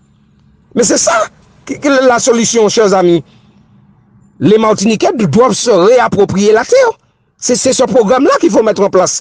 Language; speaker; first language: French; native; French